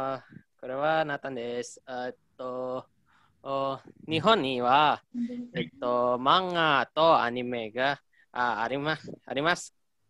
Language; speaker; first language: Japanese; non-native, learner; Indonesian